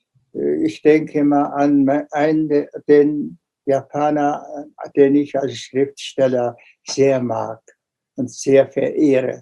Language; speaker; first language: German; non-native, fluent; Tuvinian